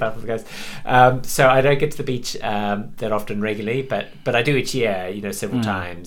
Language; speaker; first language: English; native; English